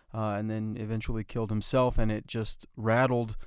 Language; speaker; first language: English; native; English